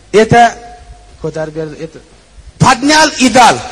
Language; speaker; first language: Russian; non-native, learner; Uzbek